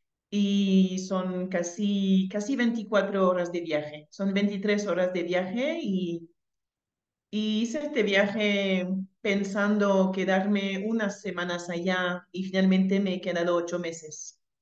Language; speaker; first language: Spanish; non-native, fluent; French